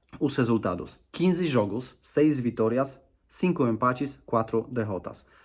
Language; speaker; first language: Portuguese; non-native, fluent; Polish